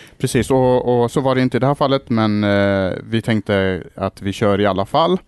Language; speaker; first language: Swedish; early bilingual, other home language; Arabic